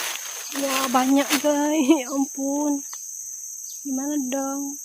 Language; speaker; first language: Indonesian; native; Indonesian